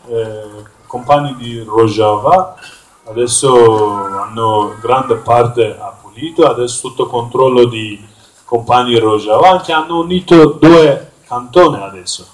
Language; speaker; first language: Italian; non-native, learner; Kurdish